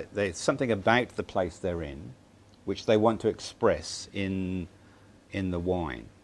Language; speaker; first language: English; native; English